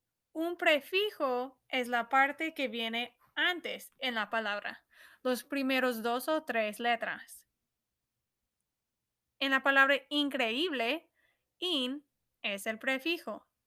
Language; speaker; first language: Spanish; non-native, fluent; English